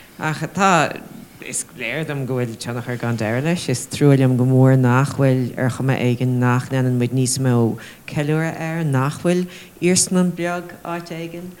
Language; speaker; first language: Irish; native; Irish